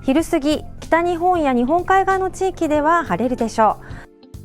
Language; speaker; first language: Japanese; native; Japanese